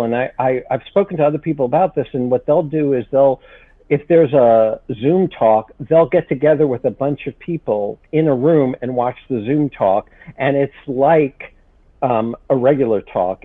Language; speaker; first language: English; native; English